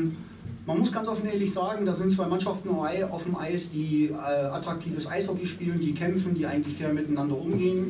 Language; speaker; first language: German; native; German